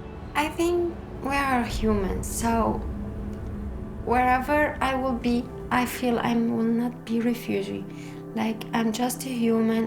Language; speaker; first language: English; non-native, learner; Arabic